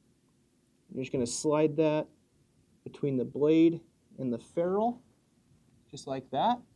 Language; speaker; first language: English; native; English